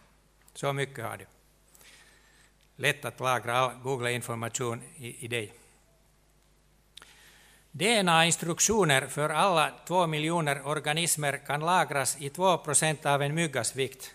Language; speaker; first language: Swedish; non-native, local second language; Finnish